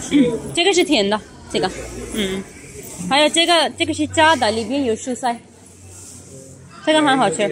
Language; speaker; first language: Chinese; non-native, learner; Urdu